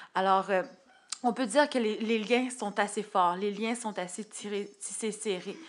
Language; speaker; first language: French; native; French